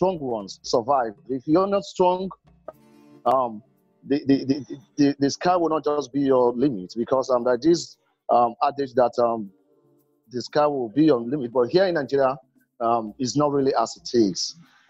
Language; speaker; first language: English; non-native, local second language; Igbo